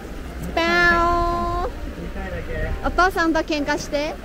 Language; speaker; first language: Japanese; non-native, fluent; Thai